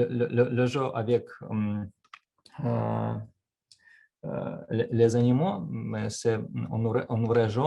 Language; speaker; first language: French; non-native, learner; Russian